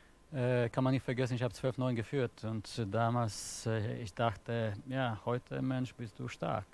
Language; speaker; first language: German; non-native, fluent; Polish